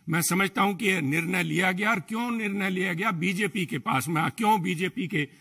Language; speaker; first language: Hindi; native; Hindi